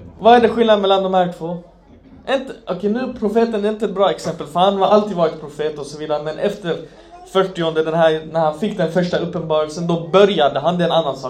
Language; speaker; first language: Swedish; non-native, fluent; Arabic